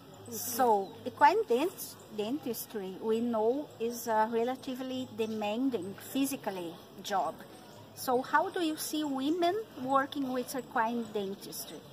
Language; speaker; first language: English; non-native, fluent; Portuguese